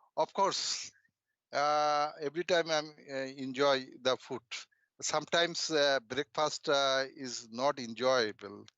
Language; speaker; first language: English; non-native, learner; Bangla